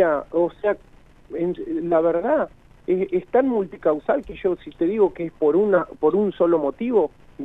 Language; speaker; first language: Spanish; native; Spanish